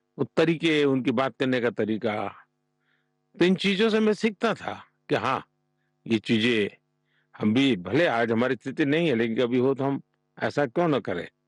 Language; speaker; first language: Hindi; non-native, local second language; Gujarati